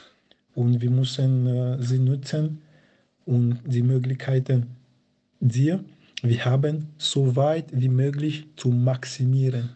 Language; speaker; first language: German; non-native, fluent; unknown